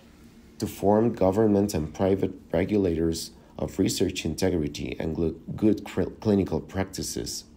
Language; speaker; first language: English; non-native, fluent; Spanish